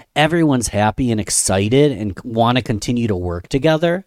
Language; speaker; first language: English; native; English